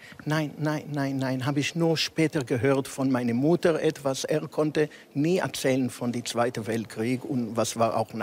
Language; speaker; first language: German; early bilingual, heritage; Hebrew